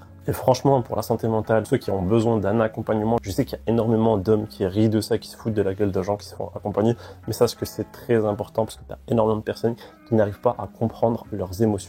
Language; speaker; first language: French; native; French